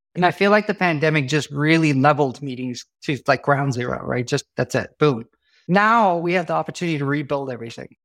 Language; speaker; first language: English; native; English